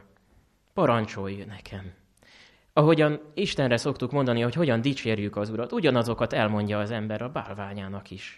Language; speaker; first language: Hungarian; native; Hungarian